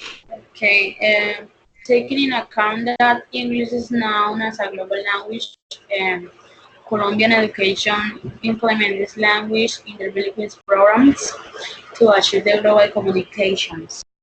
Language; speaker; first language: English; non-native, learner; Spanish